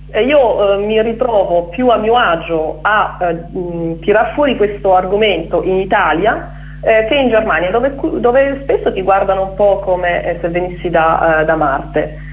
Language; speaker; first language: Italian; native; Italian